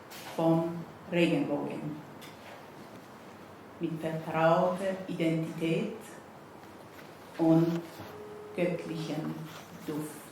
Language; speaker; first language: German; non-native, fluent; Persian